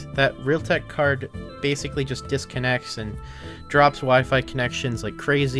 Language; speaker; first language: English; native; English